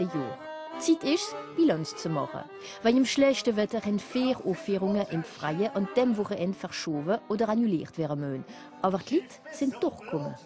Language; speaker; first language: German; non-native, fluent; French